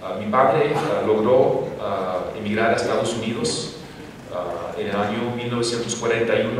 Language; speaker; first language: Spanish; non-native, fluent; English